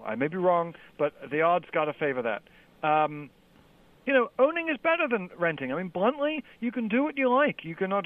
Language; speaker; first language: English; native; English